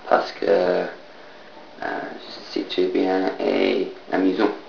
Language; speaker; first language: French; non-native, learner; English